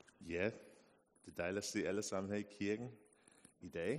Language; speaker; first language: Danish; non-native, fluent; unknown